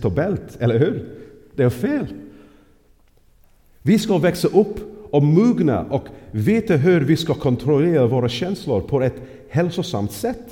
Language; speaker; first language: Swedish; non-native, fluent; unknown